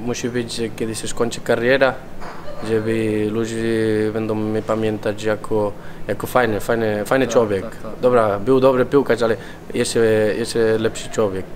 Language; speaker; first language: Polish; non-native, learner; Spanish